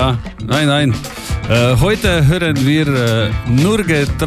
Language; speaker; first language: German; non-native, learner; Slovenian